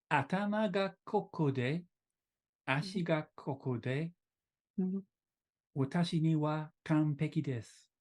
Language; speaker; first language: Japanese; non-native, learner; English